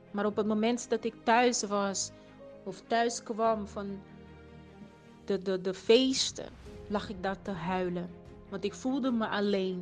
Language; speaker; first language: Dutch; non-native, fluent; Portuguese